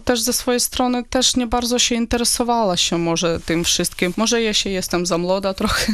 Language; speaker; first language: Polish; non-native, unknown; Russian